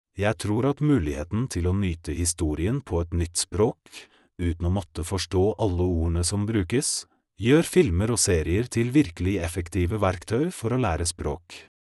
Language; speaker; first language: Norwegian; non-native, fluent; Polish